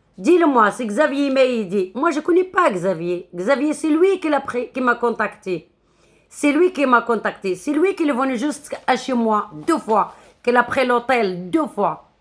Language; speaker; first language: French; non-native, local second language; Arabic